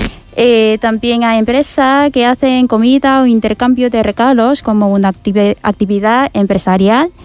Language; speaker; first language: Spanish; non-native, fluent; Chinese